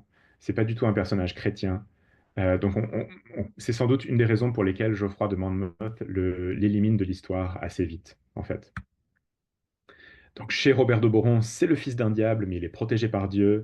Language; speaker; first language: French; native; French